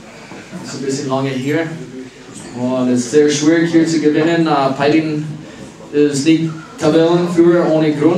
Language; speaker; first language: German; non-native, learner; English